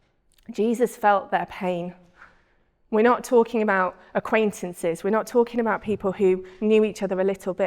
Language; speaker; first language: English; native; English